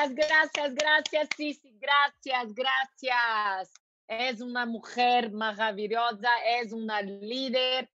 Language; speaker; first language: Spanish; non-native, learner; Portuguese